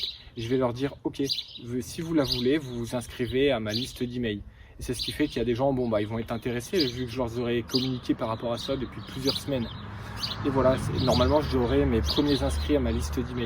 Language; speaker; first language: French; native; French